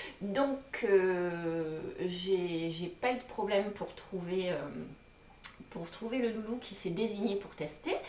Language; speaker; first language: French; native; French